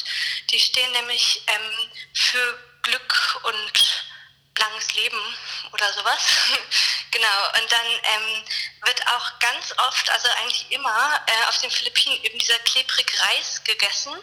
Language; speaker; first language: German; native; German